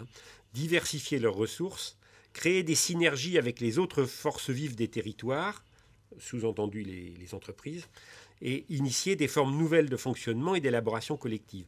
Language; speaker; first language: French; native; French